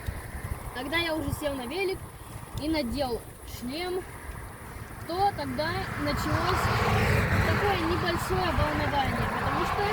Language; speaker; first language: Russian; early bilingual, other home language; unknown